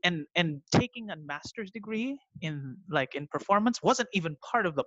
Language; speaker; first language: English; non-native, local second language; Filipino